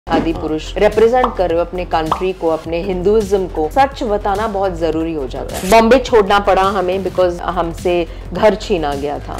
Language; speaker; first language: Hindi; non-native, local second language; Tamil